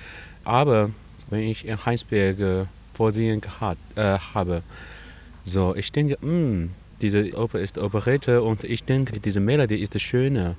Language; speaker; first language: German; non-native, learner; Chinese